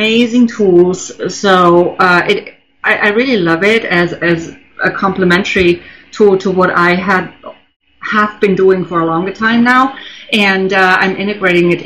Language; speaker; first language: English; non-native, fluent; German